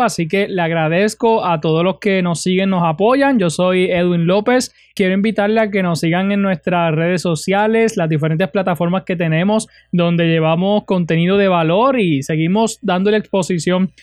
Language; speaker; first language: Spanish; native; Spanish